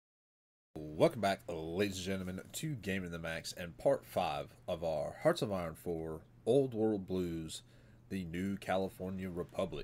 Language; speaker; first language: English; native; English